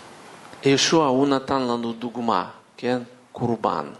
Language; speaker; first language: Hebrew; non-native, fluent; Russian